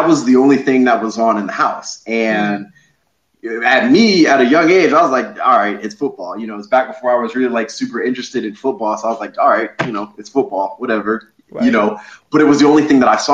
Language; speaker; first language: English; native; English